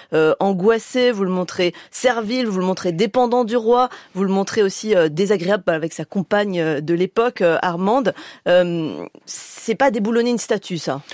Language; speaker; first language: French; native; French